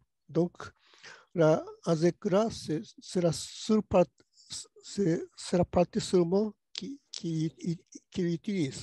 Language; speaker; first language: French; non-native, learner; Japanese